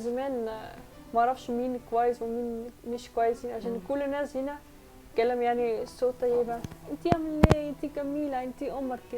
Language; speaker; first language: Arabic; non-native, learner; Dutch